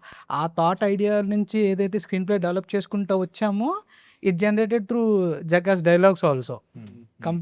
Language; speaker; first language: Telugu; native; Telugu